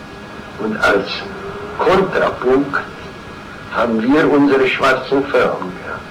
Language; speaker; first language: German; non-native, fluent; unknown